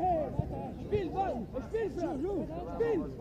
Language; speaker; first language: German; non-native, learner; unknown